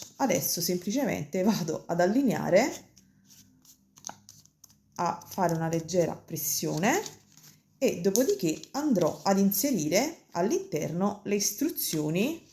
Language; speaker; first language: Italian; native; Italian